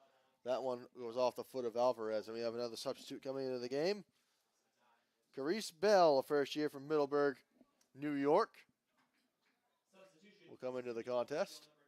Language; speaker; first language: English; native; English